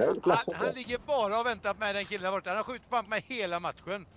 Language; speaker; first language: Swedish; native; Swedish